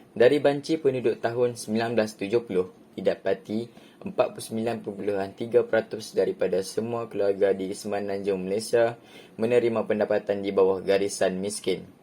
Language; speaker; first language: Malay; native; Malay